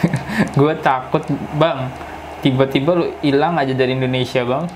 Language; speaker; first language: Indonesian; native; Indonesian